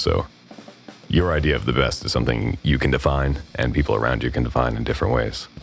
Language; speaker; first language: English; native; English